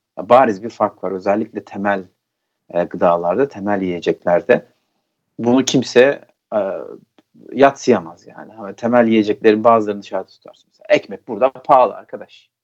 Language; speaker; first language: Turkish; native; Turkish